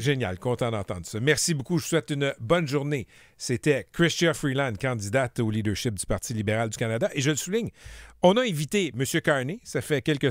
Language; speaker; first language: French; native; French